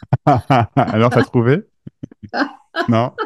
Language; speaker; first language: French; native; French